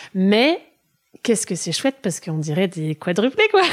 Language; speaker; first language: French; early bilingual, other home language; German